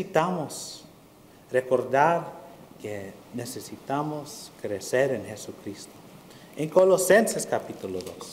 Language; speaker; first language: Spanish; early bilingual, heritage; Spanish